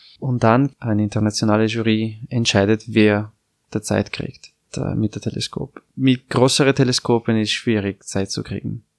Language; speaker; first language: German; non-native, fluent; Italian